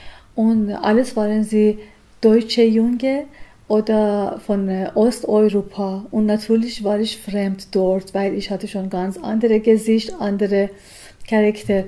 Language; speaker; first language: German; non-native, learner; Persian